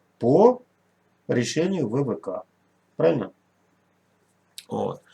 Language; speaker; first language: Russian; native; Russian